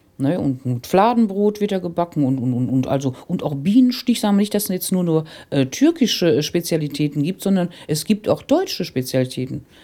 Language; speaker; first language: German; native; German